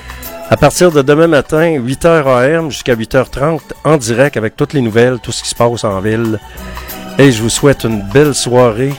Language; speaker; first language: French; native; French